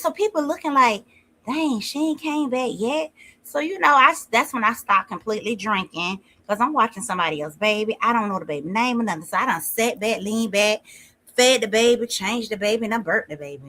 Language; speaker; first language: English; native; English